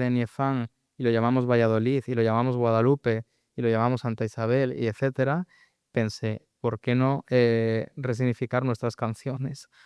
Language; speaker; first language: Spanish; native; Spanish